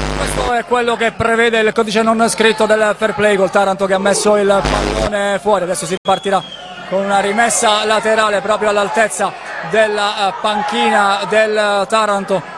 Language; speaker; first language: Italian; native; Italian